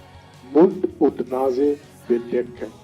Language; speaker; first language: German; non-native, learner; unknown